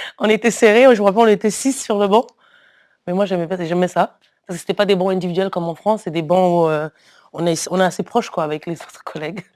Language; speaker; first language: French; early bilingual, other home language; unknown